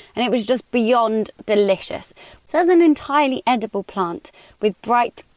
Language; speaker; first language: English; native; English